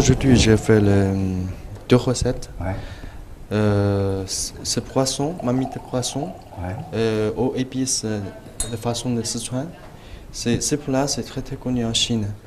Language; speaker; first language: French; non-native, learner; Chinese